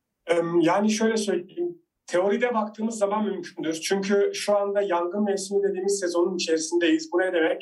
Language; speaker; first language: Turkish; native; Turkish